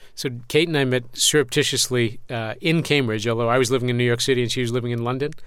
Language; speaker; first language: English; native; English